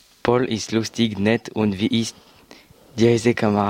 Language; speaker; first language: German; non-native, learner; French